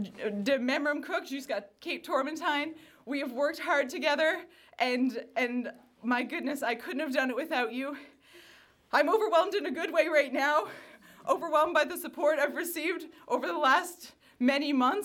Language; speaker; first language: English; native; English